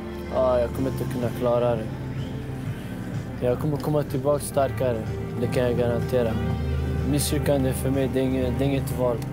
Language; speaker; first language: Swedish; non-native, local second language; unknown